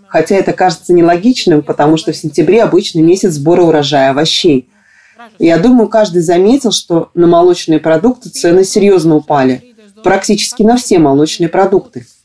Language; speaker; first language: Russian; non-native, local second language; Latvian